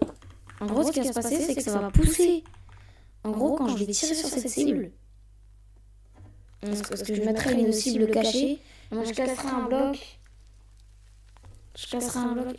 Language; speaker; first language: French; native; French